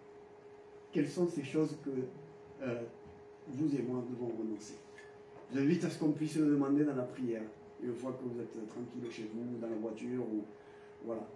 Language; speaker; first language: French; native; French